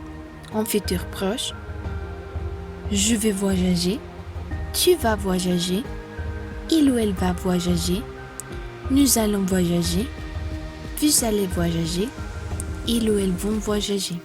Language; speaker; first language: French; non-native, fluent; Spanish